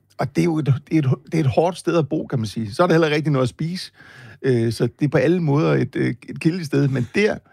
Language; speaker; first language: Danish; native; Danish